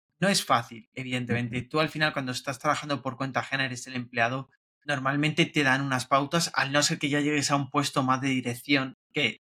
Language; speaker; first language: Spanish; native; Spanish